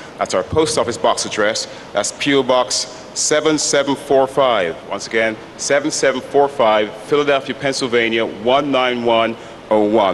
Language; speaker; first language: English; native; English